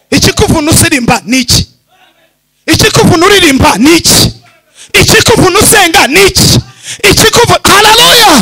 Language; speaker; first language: Kinyarwanda; early bilingual, heritage; Kinyarwanda